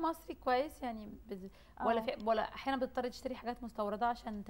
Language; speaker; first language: Arabic; native; Arabic